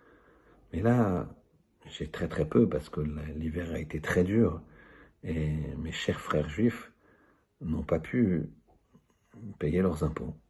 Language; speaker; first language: French; native; French